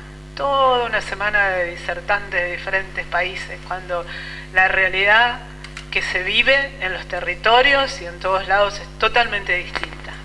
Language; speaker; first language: Spanish; native; Spanish